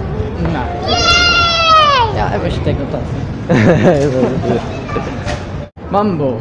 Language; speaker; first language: German; native; German